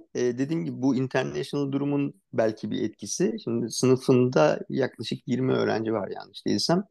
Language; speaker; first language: Turkish; native; Turkish